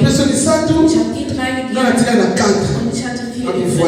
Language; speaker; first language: German; non-native, fluent; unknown